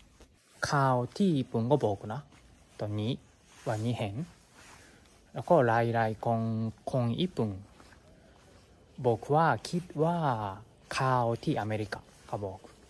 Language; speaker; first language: Thai; non-native, learner; Japanese